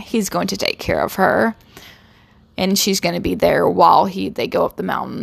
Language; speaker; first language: English; non-native, fluent; Portuguese